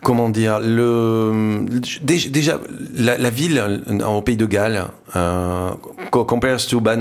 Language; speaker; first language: French; native; French